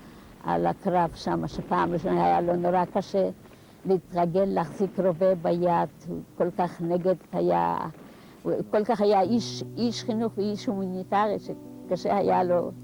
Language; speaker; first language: Hebrew; non-native, fluent; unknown